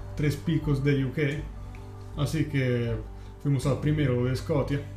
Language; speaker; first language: Spanish; non-native, learner; Italian